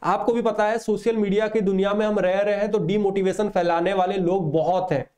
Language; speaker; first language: Hindi; non-native, local second language; Odia